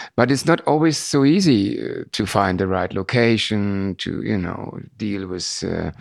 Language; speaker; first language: English; non-native, fluent; German